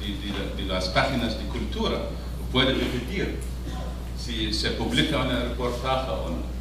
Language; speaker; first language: Spanish; non-native, fluent; Arabic